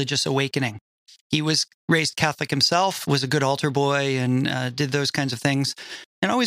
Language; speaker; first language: English; native; English